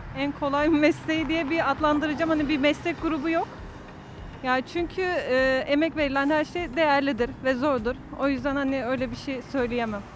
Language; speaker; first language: Turkish; native; Turkish